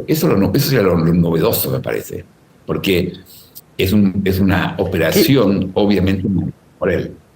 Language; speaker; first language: Spanish; native; Spanish